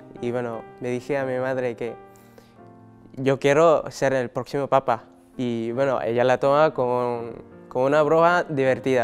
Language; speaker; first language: Spanish; non-native, learner; Cebuano